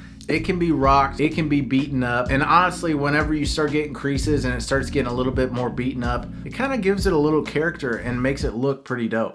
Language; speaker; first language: English; native; English